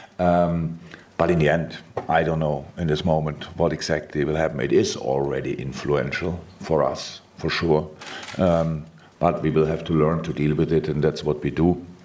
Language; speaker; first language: English; non-native, fluent; German